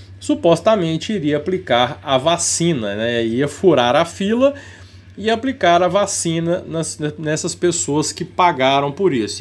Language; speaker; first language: Portuguese; native; Portuguese